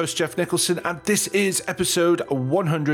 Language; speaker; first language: English; native; English